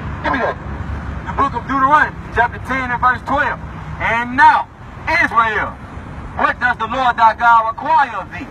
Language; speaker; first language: English; native; English